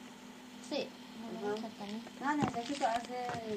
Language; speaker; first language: Spanish; non-native, local second language; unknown